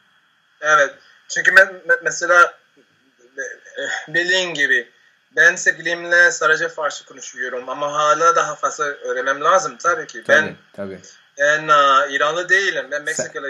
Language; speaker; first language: Turkish; non-native, fluent; Spanish